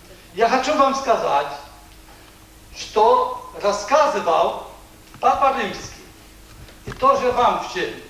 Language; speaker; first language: Russian; non-native, learner; Polish